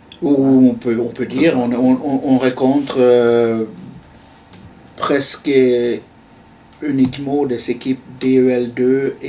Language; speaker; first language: French; non-native, fluent; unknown